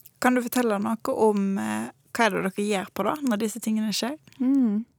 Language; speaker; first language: Norwegian; native; Norwegian